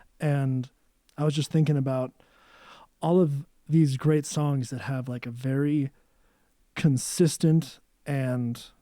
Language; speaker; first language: English; native; English